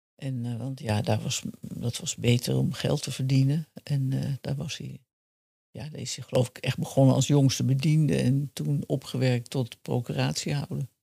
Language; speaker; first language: Dutch; native; Dutch